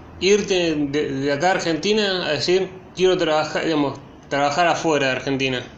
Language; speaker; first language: Spanish; native; Spanish